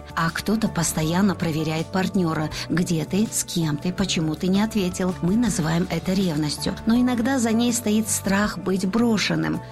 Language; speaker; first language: Russian; non-native, local second language; Tajik